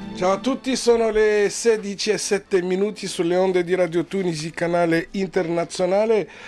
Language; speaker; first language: Italian; non-native, fluent; Arabic